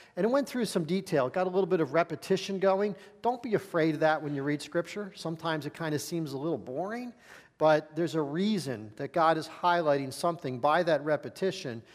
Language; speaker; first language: English; native; English